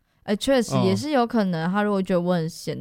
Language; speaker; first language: Chinese; native; Chinese